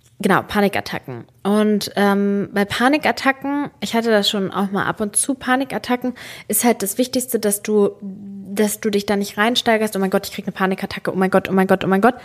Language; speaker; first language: German; early bilingual, other home language; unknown